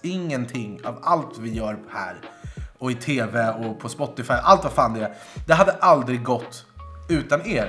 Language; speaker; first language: Swedish; native; Swedish